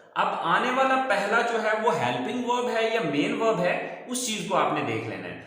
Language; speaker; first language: Urdu; non-native, local second language; Punjabi